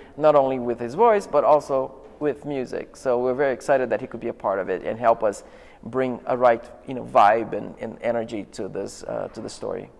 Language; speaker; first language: English; non-native, fluent; Portuguese